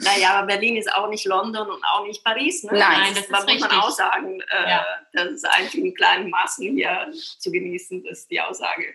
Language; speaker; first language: German; non-native, fluent; Italian